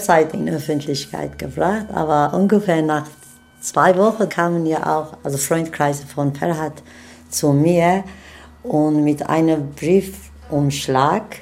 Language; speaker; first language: German; non-native, learner; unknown